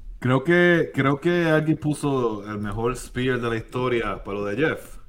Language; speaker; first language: Spanish; native; Spanish